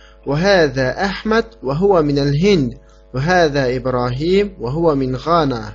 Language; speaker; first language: Arabic; non-native, fluent; Uyghur